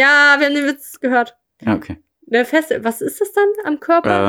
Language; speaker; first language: German; native; German